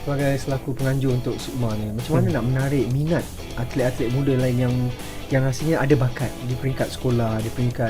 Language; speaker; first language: Malay; native; Malay